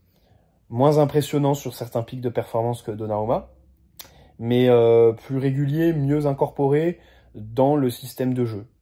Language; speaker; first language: French; native; French